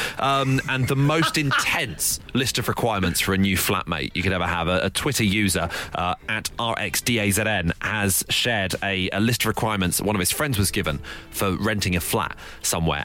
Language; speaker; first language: English; native; English